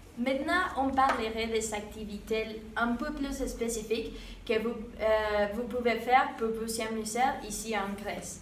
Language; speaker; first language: French; non-native, learner; Spanish